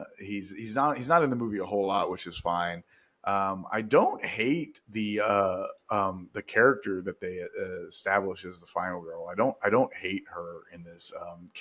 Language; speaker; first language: English; native; English